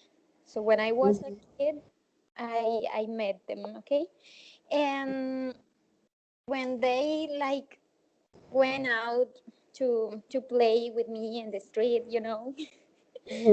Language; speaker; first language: English; non-native, learner; Spanish